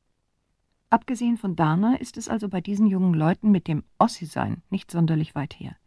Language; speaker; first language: German; native; German